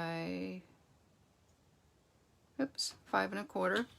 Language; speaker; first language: English; native; English